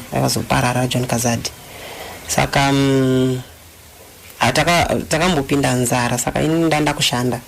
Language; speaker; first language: Shona; non-native, fluent; Luba-Lulua